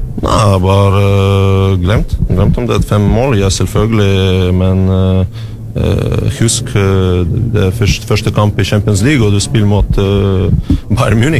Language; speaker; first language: Norwegian; non-native, learner; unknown